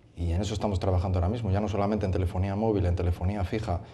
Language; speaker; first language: Spanish; native; Spanish